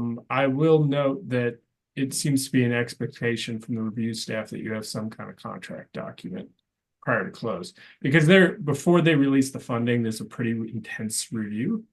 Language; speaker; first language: English; native; English